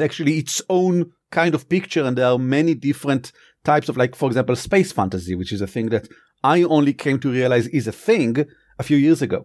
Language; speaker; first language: English; non-native, fluent; Hebrew